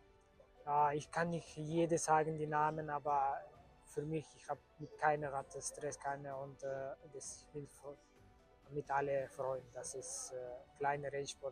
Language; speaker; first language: German; non-native, learner; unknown